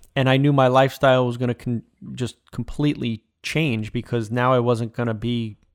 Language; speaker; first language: English; native; English